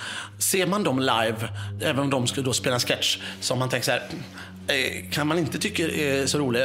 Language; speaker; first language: Swedish; native; Swedish